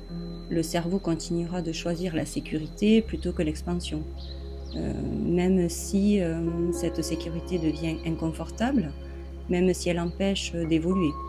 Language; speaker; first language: French; native; French